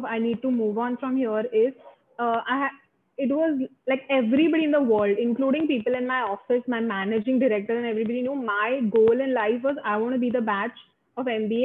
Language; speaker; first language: English; non-native, local second language; Marathi